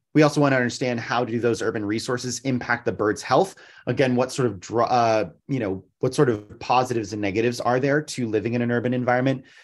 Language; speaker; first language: English; native; English